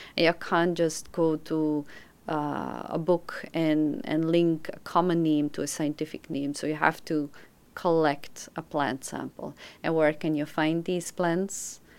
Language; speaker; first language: English; non-native, fluent; Dutch